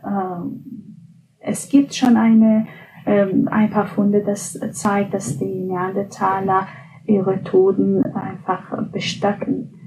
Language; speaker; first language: German; non-native, fluent; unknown